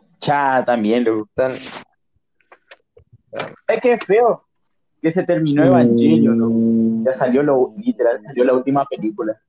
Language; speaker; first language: Spanish; native; Spanish